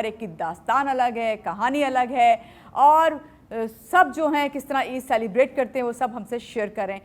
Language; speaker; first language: Urdu; native; Urdu